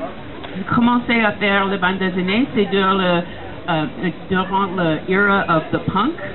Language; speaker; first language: French; non-native, learner; English